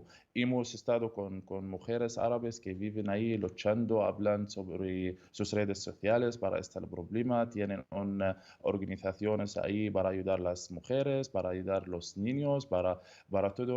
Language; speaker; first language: Spanish; non-native, learner; Arabic